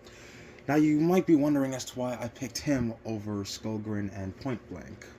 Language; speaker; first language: English; native; English